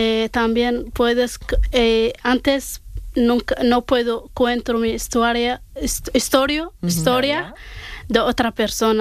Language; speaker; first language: Spanish; non-native, learner; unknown